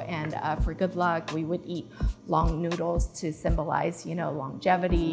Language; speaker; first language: English; early bilingual, other home language; Chinese